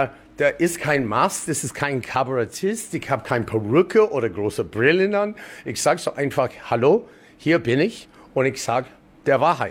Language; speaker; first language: German; non-native, learner; English